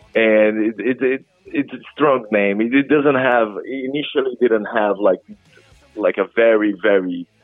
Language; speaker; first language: English; non-native, fluent; Portuguese